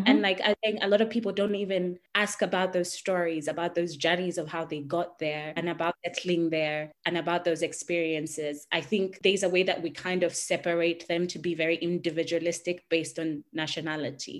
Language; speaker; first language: English; non-native, local second language; Ganda